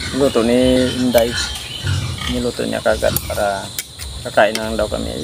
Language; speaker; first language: Filipino; non-native, local second language; Hiligaynon